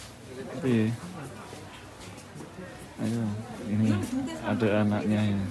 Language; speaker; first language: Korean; non-native, learner; Javanese